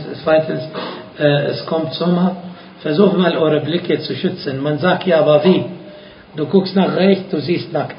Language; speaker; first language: German; non-native, fluent; Arabic